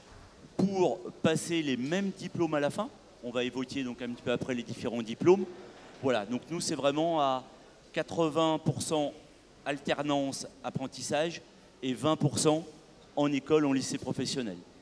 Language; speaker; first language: French; native; French